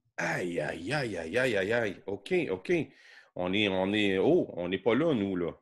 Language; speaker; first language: French; native; French